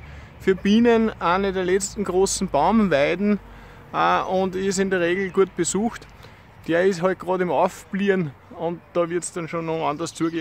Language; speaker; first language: German; native; German